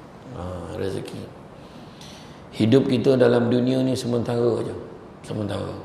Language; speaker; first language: Malay; native; Malay